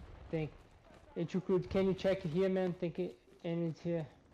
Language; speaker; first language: English; non-native, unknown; Portuguese